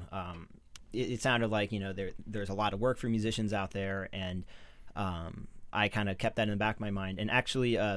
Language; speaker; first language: English; native; English